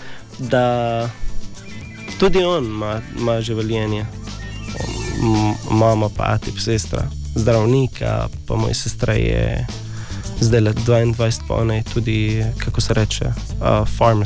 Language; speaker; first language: Slovenian; non-native, learner; Arabic